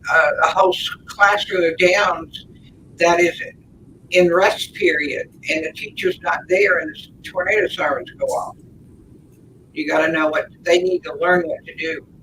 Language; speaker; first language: English; native; English